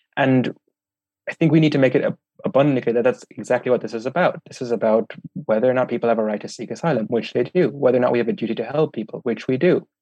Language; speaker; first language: English; native; English